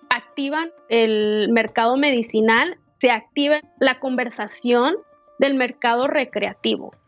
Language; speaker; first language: Spanish; early bilingual, heritage; Spanish